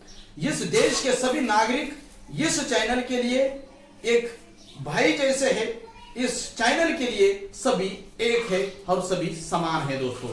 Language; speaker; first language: Hindi; native; Hindi